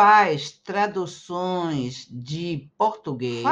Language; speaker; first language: Portuguese; non-native, fluent; Spanish